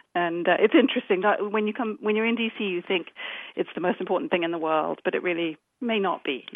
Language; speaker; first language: English; native; English